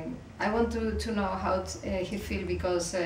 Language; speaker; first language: English; non-native, learner; Spanish